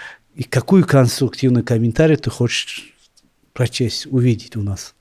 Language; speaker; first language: Russian; non-native, local second language; Tajik